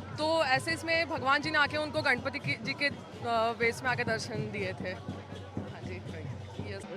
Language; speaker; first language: Hindi; non-native, local second language; Marathi